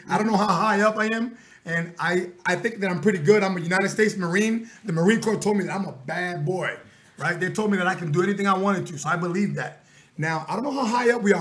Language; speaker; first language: English; early bilingual, other home language; Spanish